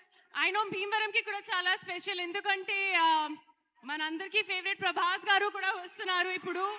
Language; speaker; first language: Telugu; non-native, learner; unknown